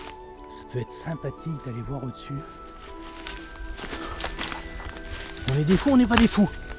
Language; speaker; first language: French; native; French